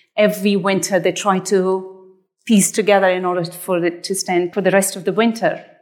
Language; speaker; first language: English; non-native, fluent; Persian